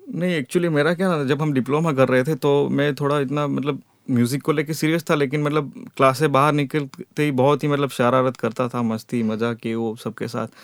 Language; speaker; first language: Hindi; non-native, local second language; Gujarati